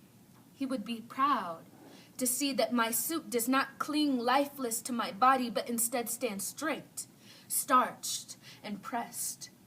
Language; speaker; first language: English; native; English